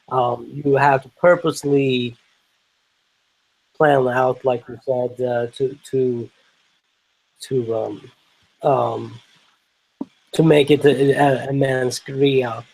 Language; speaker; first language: English; non-native, fluent; Swedish